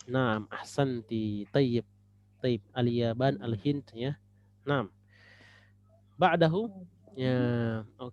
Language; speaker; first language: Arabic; non-native, fluent; Indonesian